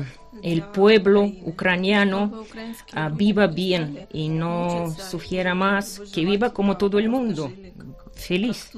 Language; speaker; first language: Spanish; non-native, fluent; Ukrainian